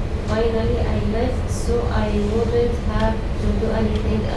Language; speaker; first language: English; non-native, learner; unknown